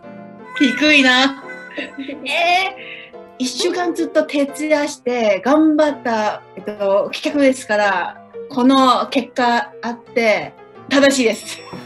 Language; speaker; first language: Japanese; non-native, fluent; Cantonese